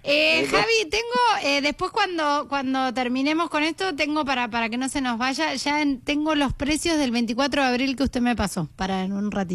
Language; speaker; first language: Spanish; native; Spanish